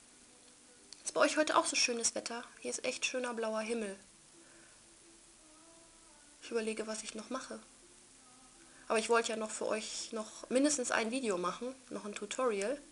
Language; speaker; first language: German; native; German